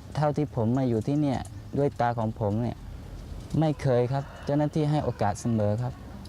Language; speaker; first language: Thai; non-native, local second language; Pattani Malay